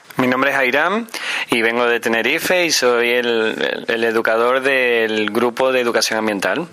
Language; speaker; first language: Spanish; native; Spanish